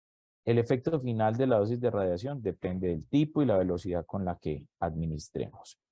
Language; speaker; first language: Spanish; native; Spanish